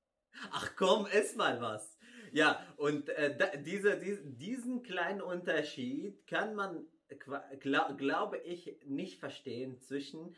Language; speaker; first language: German; non-native, fluent; Arabic